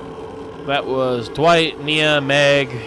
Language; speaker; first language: English; native; English